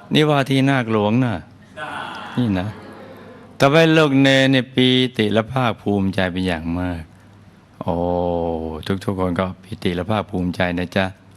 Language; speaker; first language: Thai; native; Thai